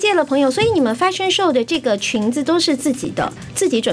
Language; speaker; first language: Chinese; native; Chinese